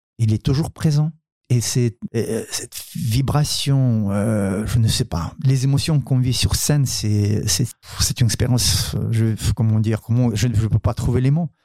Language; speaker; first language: French; non-native, fluent; Ukrainian